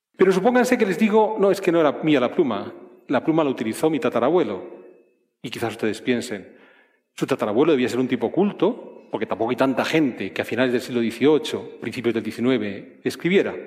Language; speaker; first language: Spanish; native; Spanish